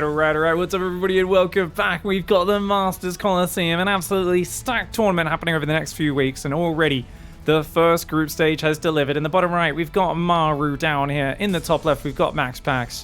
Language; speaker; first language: English; native; English